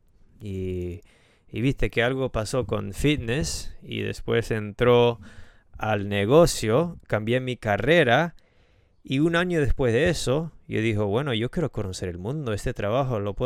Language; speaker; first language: Spanish; non-native, fluent; English